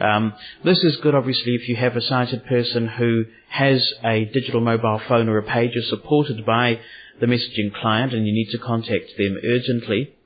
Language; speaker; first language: English; native; English